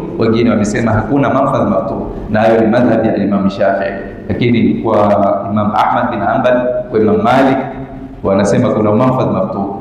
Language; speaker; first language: Swahili; native; Swahili